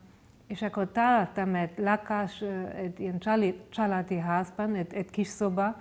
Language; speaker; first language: Hungarian; non-native, fluent; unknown